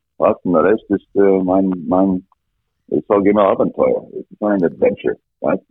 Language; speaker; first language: German; non-native, fluent; English